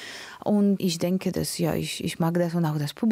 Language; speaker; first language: German; non-native, learner; Latvian